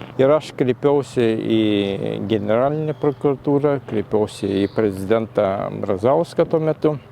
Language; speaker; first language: Lithuanian; native; Lithuanian